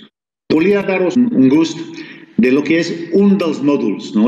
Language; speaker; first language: Catalan; non-native, fluent; Spanish